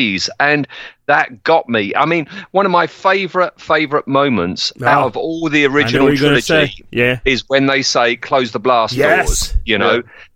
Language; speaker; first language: English; native; English